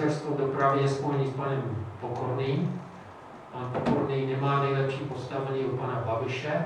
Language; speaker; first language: Czech; non-native, fluent; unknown